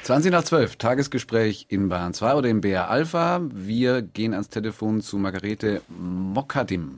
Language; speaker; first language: German; native; German